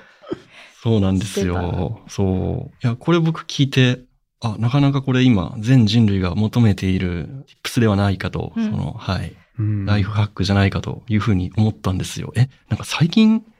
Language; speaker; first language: Japanese; native; Japanese